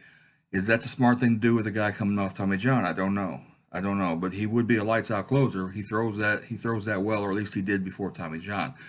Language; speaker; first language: English; native; English